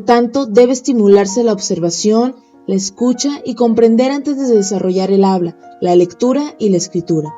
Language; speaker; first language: Spanish; native; Spanish